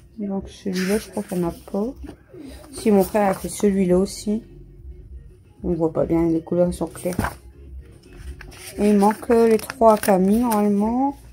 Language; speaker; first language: French; native; French